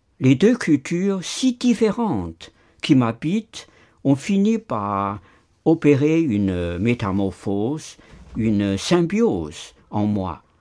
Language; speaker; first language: French; non-native, fluent; Chinese